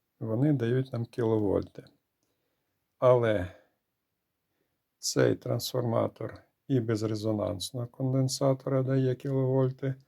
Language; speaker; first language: Ukrainian; native; Ukrainian